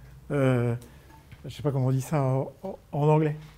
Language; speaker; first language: French; native; French